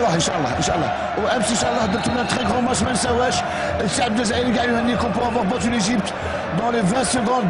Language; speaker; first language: Arabic; native; Arabic